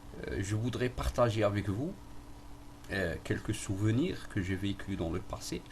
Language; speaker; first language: French; non-native, local second language; Arabic